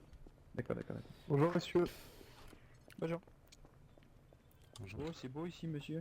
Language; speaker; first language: French; native; French